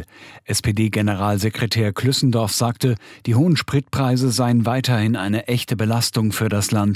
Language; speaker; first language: German; native; German